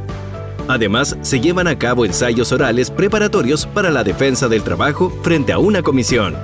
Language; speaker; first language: Spanish; native; Spanish